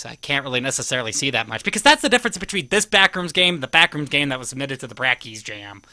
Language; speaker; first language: English; native; English